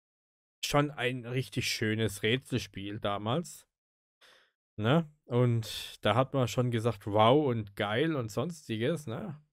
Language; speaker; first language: German; native; German